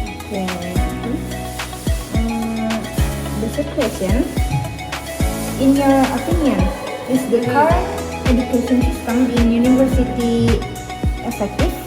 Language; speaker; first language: English; non-native, learner; Indonesian